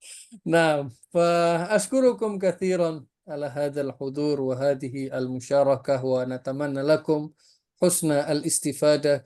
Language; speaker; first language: Arabic; non-native, fluent; Indonesian